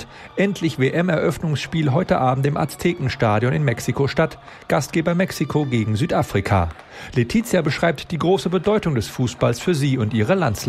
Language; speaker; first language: German; native; German